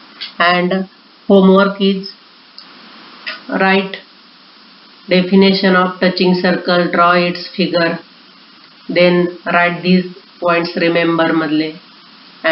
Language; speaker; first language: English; non-native, local second language; Marathi